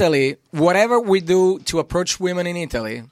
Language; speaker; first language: English; non-native, fluent; Italian